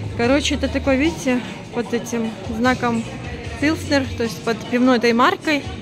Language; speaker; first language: Russian; native; Russian